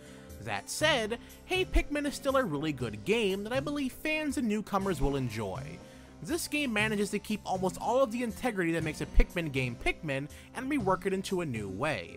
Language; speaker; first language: English; native; English